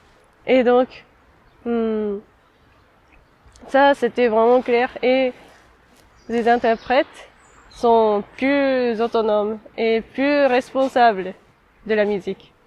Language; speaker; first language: French; non-native, fluent; Japanese